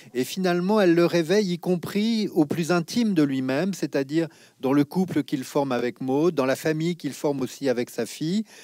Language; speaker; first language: French; native; French